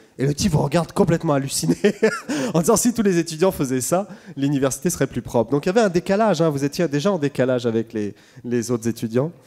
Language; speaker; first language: French; native; French